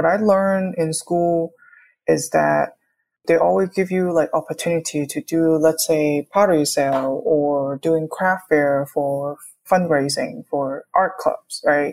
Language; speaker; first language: English; non-native, local second language; Cantonese